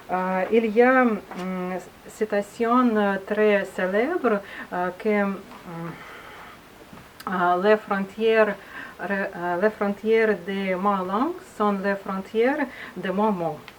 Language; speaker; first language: French; non-native, learner; Russian